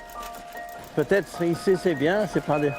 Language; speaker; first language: French; non-native, learner; English